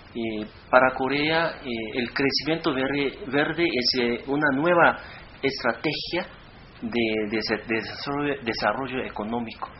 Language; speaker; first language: Spanish; non-native, fluent; Korean